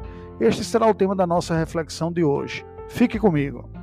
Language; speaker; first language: Portuguese; native; Portuguese